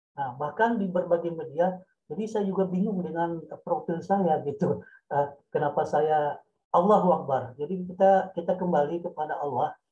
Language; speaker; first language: Indonesian; non-native, local second language; Minangkabau